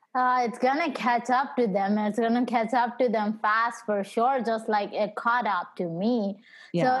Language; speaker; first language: English; non-native, local second language; Nepali